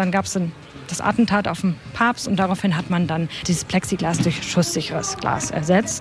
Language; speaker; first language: German; native; German